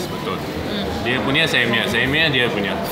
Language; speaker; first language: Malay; non-native, local second language; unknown